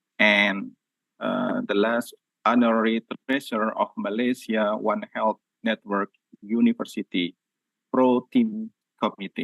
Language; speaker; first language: English; non-native, learner; Indonesian